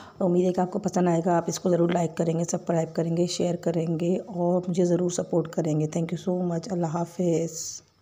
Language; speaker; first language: Urdu; native; Urdu